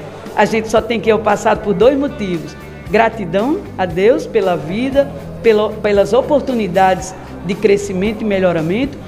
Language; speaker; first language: Portuguese; native; Portuguese